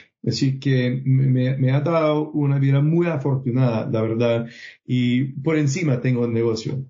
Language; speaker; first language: Spanish; non-native, fluent; English